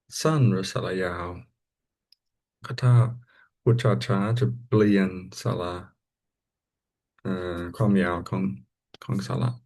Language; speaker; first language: Thai; non-native, learner; English